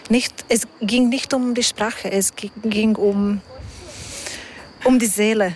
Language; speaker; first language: German; non-native, fluent; Hungarian